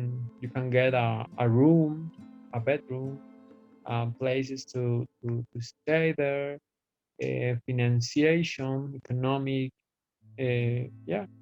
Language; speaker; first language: English; non-native, fluent; Spanish